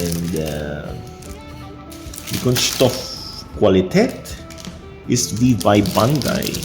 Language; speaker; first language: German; non-native, learner; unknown